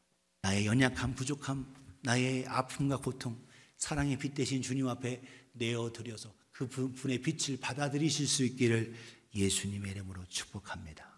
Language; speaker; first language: Korean; native; Korean